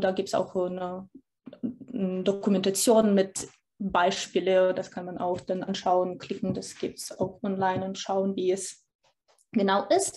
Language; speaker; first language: German; non-native, fluent; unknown